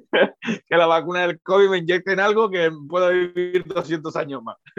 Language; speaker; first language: Spanish; native; Spanish